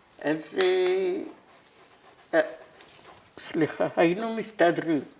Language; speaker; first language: Hebrew; non-native, fluent; Persian